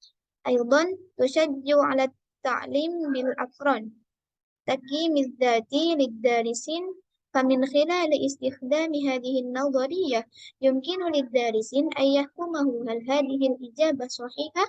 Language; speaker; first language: Arabic; non-native, learner; Indonesian